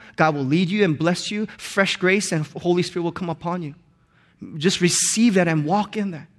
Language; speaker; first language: English; non-native, local second language; Korean